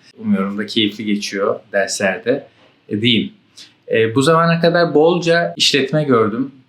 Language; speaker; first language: Turkish; native; Turkish